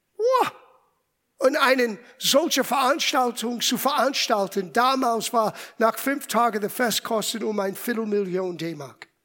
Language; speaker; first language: German; non-native, fluent; English